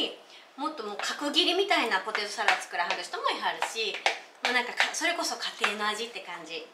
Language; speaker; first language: Japanese; native; Japanese